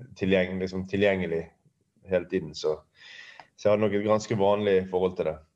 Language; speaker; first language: Norwegian; native; Norwegian